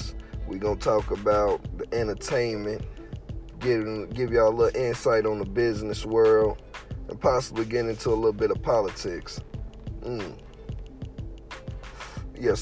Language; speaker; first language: English; native; English